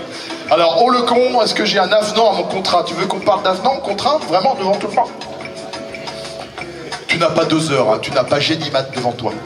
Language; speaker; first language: French; native; French